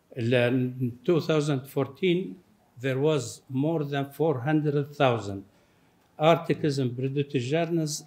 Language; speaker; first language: English; non-native, fluent; Arabic